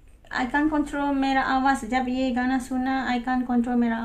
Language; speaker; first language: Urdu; non-native, learner; Malay